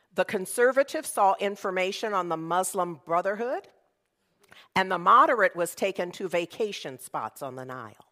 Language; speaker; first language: English; native; English